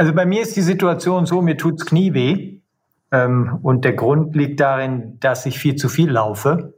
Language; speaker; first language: German; native; German